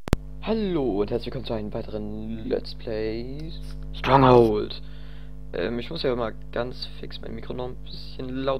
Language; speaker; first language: German; native; German